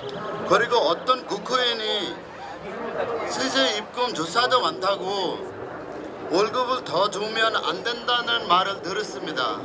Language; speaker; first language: Korean; non-native, fluent; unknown